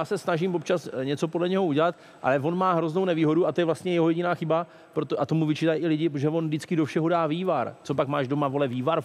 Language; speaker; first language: Czech; native; Czech